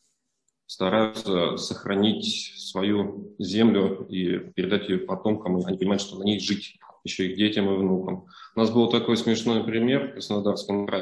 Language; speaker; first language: Russian; native; Russian